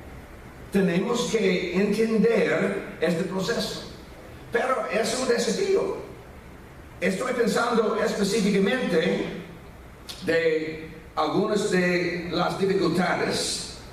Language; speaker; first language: Spanish; non-native, fluent; English